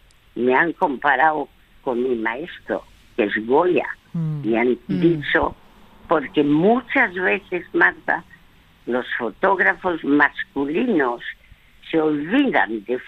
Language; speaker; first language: Spanish; early bilingual, other home language; French